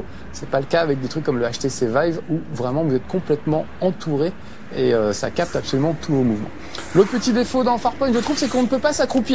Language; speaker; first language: French; native; French